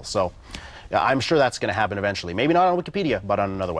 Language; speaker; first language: English; native; English